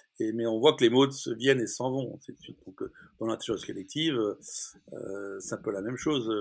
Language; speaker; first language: French; native; French